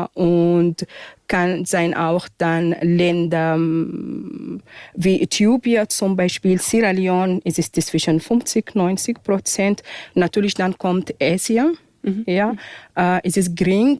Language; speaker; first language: German; non-native, fluent; Arabic